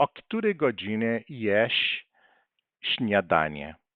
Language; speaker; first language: Polish; non-native, learner; Portuguese